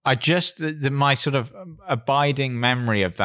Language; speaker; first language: English; native; English